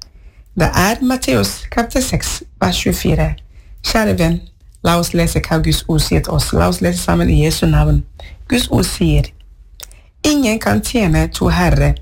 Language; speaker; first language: Norwegian; non-native, fluent; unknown